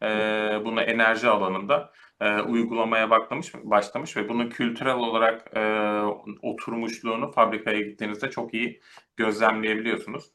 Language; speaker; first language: Turkish; native; Turkish